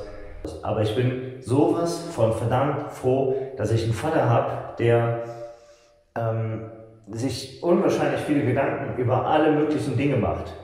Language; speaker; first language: German; native; German